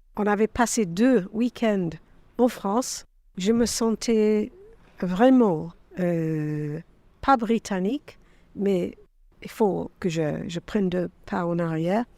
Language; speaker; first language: French; non-native, fluent; English